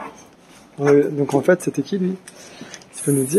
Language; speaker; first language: French; native; French